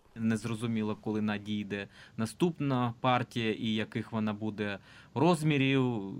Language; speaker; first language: Ukrainian; non-native, local second language; Russian